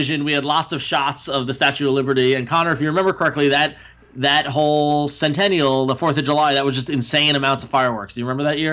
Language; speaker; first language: English; native; English